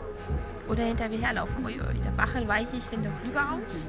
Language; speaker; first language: German; native; German